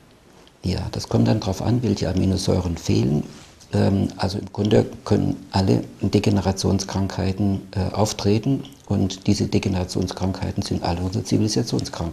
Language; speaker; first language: German; native; German